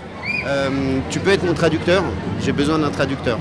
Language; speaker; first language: French; native; French